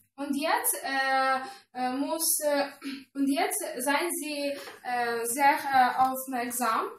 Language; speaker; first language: German; non-native, learner; Russian